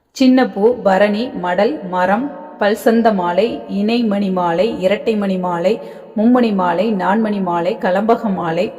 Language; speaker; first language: Tamil; native; Tamil